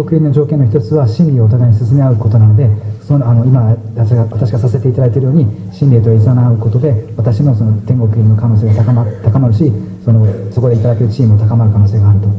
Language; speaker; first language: Japanese; native; Japanese